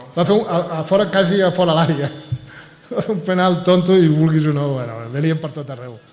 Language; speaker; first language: Catalan; non-native, local second language; Spanish